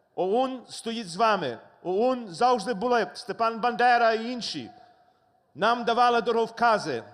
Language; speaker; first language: Ukrainian; native; Ukrainian